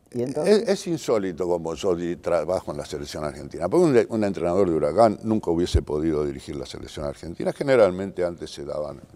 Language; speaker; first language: Spanish; native; Spanish